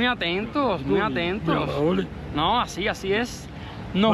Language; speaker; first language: Spanish; native; Spanish